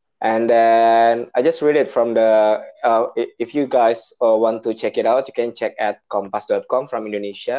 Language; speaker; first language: English; non-native, learner; Indonesian